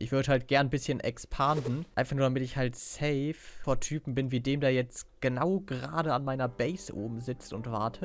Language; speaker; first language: German; native; German